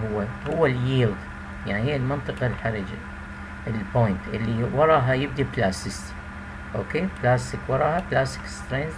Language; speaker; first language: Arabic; native; Arabic